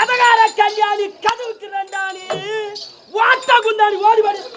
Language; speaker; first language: Tamil; native; Tamil